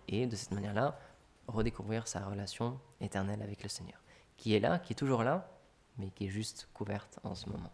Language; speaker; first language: French; native; French